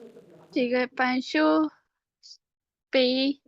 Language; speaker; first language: Chinese; non-native, learner; Urdu